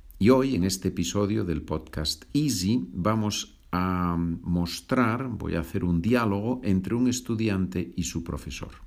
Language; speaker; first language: Spanish; native; Spanish